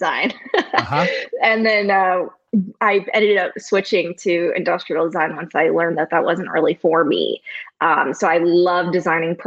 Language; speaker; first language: English; native; English